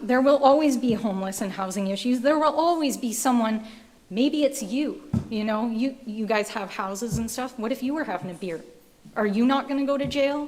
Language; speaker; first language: English; native; English